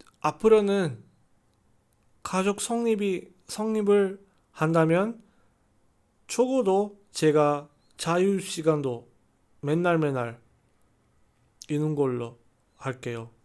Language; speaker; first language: Korean; non-native, learner; Chinese